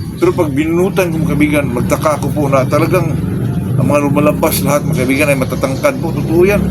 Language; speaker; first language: Filipino; non-native, local second language; Cebuano